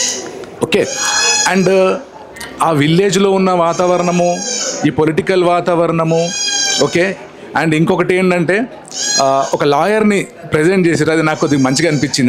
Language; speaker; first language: Telugu; native; Telugu